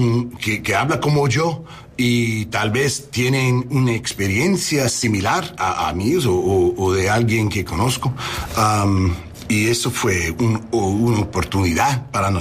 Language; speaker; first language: Spanish; non-native, fluent; English